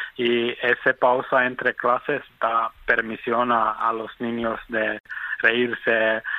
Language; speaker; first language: Spanish; non-native, fluent; Finnish